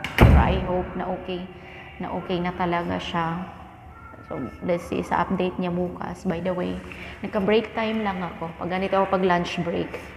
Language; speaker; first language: Filipino; non-native, local second language; Cebuano